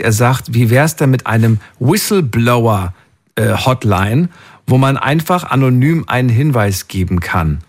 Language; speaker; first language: German; native; German